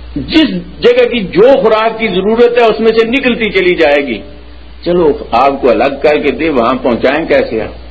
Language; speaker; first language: Urdu; non-native, local second language; Punjabi